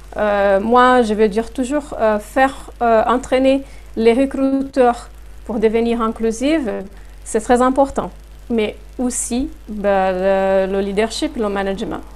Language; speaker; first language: French; non-native, fluent; Portuguese